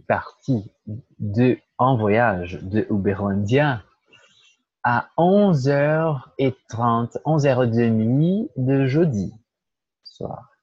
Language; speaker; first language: French; non-native, learner; Portuguese